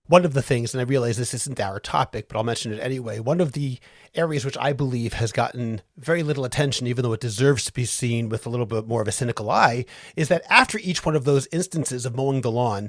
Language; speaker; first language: English; native; English